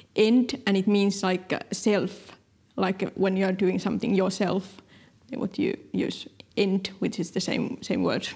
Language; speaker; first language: English; non-native, fluent; Finnish